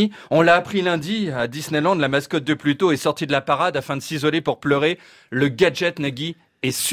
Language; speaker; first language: French; native; French